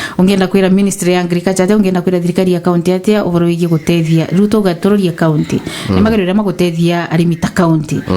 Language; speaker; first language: Kikuyu; non-native, local second language; Embu